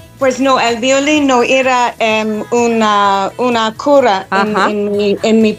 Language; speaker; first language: Spanish; non-native, fluent; English